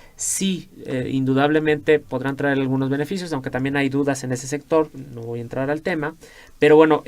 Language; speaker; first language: Spanish; native; Spanish